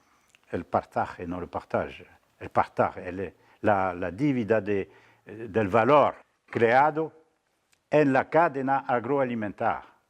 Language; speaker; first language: Spanish; non-native, fluent; French